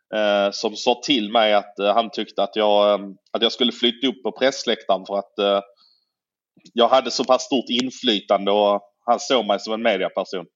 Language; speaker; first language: Swedish; native; Swedish